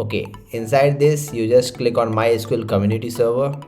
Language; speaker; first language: English; non-native, local second language; Hindi